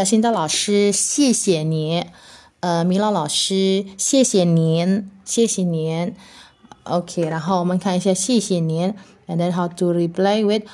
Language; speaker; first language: Chinese; non-native, fluent; Indonesian